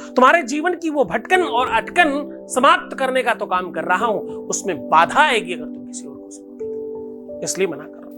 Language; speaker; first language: Hindi; native; Hindi